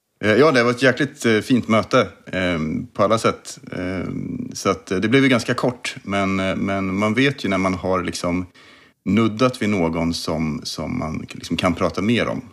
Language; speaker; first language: Swedish; native; Swedish